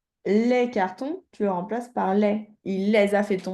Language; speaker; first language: French; native; French